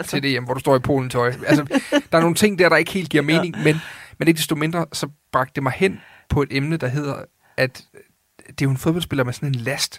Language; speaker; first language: Danish; native; Danish